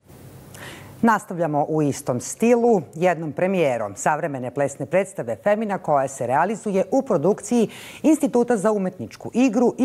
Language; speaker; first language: Serbian; native; Serbian